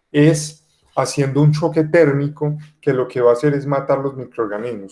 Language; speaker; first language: Spanish; native; Spanish